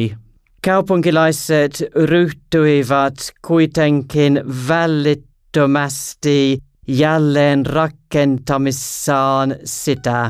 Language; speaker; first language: Finnish; non-native, learner; English